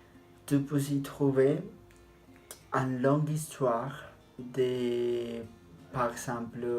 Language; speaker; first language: French; non-native, learner; Spanish